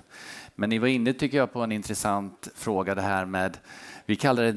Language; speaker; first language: Swedish; native; Swedish